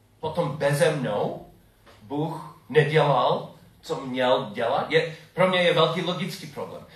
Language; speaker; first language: Czech; non-native, fluent; English